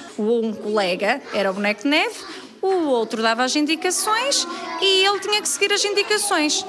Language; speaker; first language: Portuguese; native; Portuguese